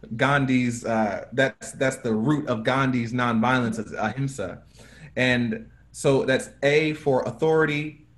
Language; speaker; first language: English; native; English